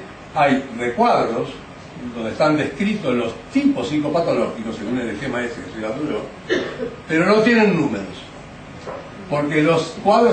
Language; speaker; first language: Spanish; native; Spanish